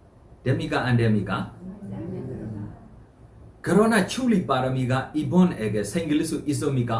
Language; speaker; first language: Korean; non-native, fluent; Burmese